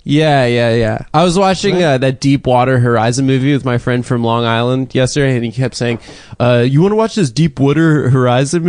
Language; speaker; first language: English; native; English